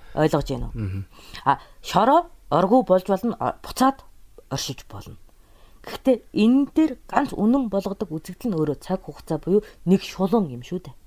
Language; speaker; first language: Mongolian; native; Mongolian